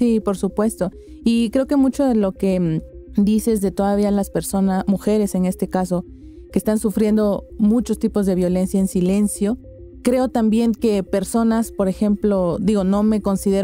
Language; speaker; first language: Spanish; native; Spanish